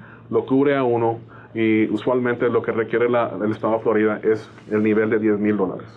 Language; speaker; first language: Spanish; native; Spanish